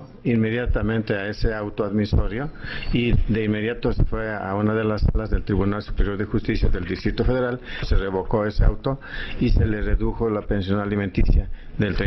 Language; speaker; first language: Spanish; native; Spanish